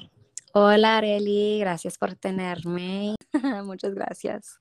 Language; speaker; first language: Spanish; early bilingual, heritage; Spanish